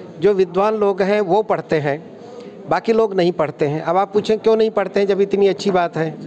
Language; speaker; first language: Hindi; native; Hindi